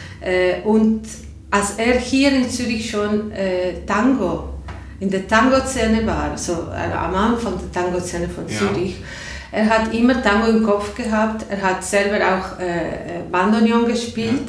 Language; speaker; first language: German; non-native, learner; Spanish